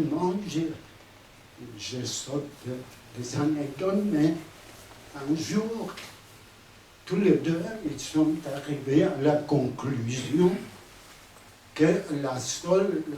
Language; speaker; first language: French; non-native, fluent; Spanish